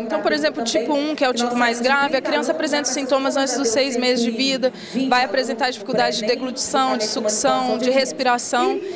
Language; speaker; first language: Portuguese; native; Portuguese